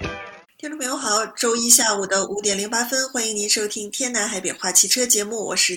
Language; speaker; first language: Chinese; native; Chinese